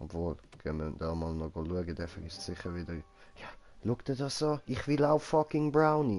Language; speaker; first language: German; native; German